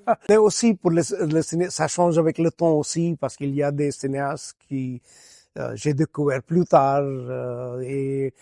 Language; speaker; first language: French; non-native, fluent; Gujarati